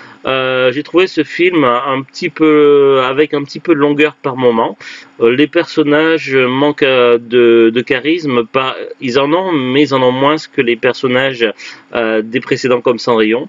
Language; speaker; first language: French; native; French